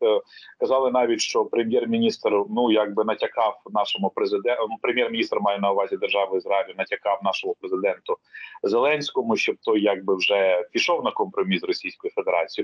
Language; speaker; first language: Ukrainian; native; Ukrainian